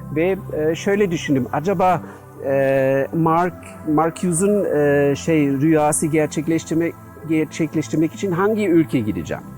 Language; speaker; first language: Turkish; non-native, learner; German